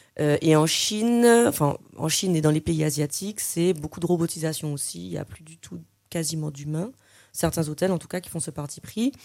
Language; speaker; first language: French; native; French